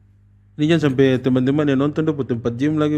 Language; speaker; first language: Malay; native; Malay